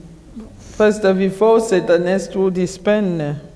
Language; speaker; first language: Swedish; non-native, learner; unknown